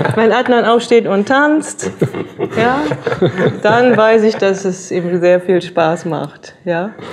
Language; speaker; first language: German; native; German